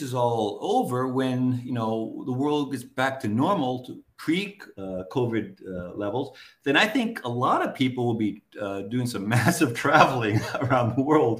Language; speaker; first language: English; native; English